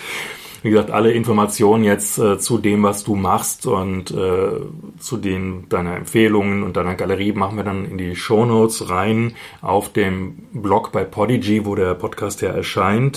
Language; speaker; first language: German; native; German